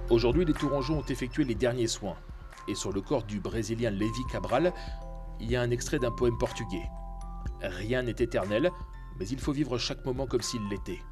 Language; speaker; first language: French; native; French